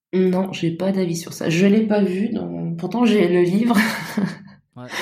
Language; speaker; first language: French; native; French